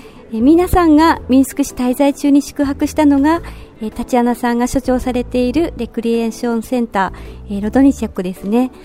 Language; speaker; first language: Japanese; native; Japanese